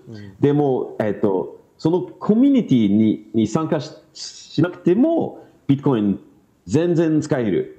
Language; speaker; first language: Japanese; non-native, learner; English